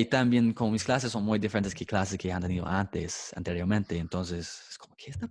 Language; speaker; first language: Spanish; non-native, fluent; English